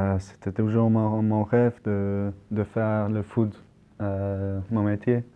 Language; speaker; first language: French; non-native, local second language; German